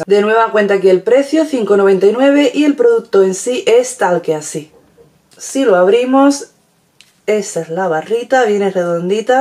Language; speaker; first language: Spanish; native; Spanish